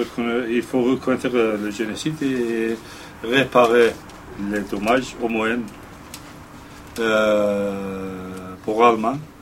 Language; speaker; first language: French; non-native, fluent; Kurdish